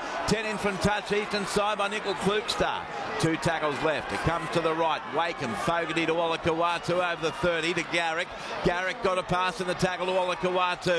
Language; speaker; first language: English; native; English